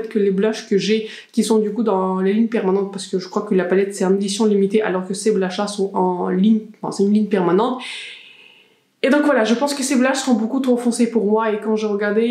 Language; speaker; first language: French; native; French